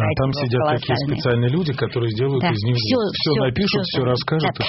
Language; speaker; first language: Russian; native; Russian